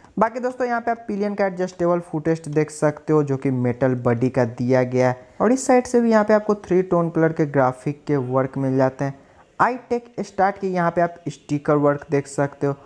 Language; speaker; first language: Hindi; native; Hindi